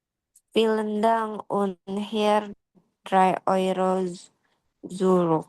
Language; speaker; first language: German; non-native, learner; Indonesian